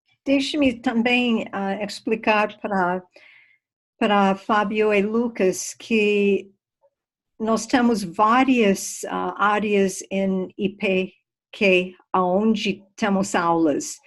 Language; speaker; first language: Portuguese; non-native, fluent; English